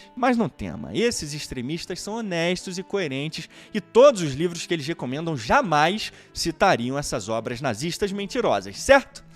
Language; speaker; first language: Portuguese; native; Portuguese